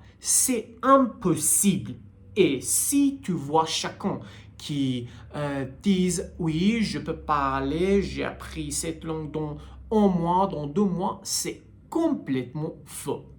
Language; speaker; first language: French; non-native, learner; Persian